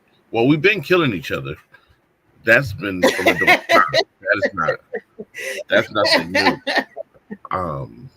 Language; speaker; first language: English; native; English